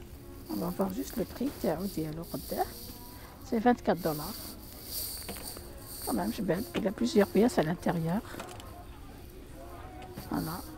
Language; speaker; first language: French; non-native, local second language; Arabic